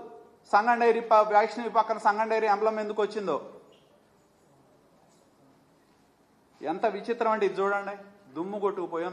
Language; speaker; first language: Telugu; native; Telugu